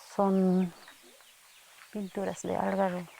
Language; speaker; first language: Spanish; non-native, local second language; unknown